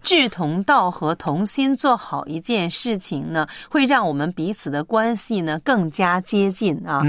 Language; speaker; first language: Chinese; native; Chinese